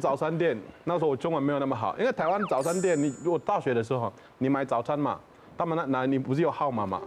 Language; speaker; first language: Chinese; non-native, fluent; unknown